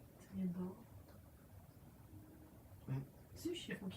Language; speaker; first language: French; native; French